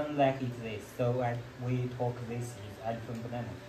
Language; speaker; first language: English; non-native, learner; Chinese